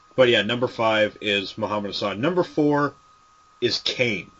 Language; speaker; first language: English; native; English